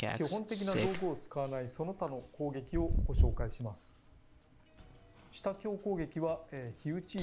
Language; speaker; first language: Japanese; native; Japanese